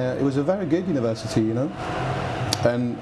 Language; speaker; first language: English; non-native, fluent; French